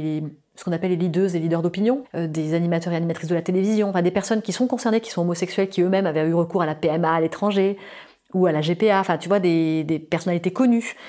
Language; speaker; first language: French; native; French